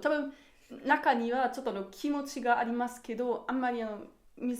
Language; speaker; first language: Japanese; non-native, learner; German